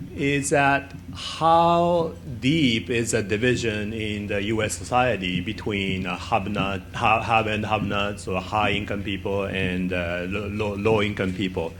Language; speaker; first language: English; non-native, fluent; Japanese